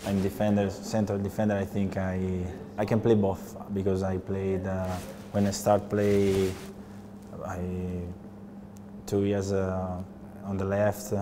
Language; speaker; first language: English; non-native, learner; Italian